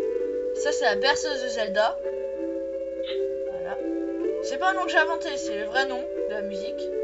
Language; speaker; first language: French; native; French